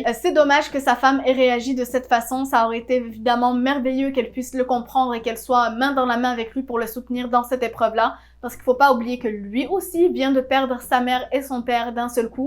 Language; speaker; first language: French; native; French